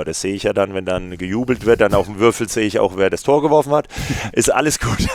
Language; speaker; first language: German; native; German